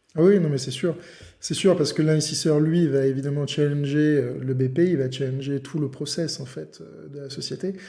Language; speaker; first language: French; native; French